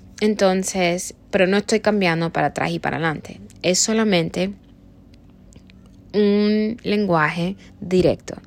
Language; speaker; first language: Spanish; early bilingual, heritage; Spanish